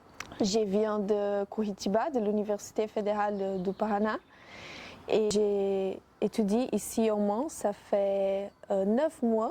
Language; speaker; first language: French; non-native, fluent; Portuguese